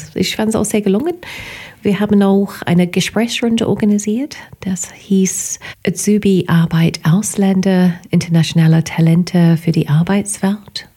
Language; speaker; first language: German; non-native, fluent; English